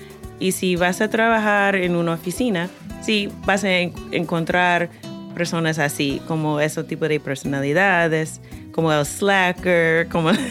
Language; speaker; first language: Spanish; non-native, fluent; English